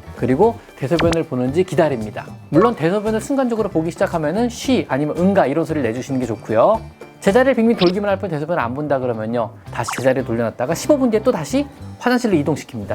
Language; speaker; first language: Korean; native; Korean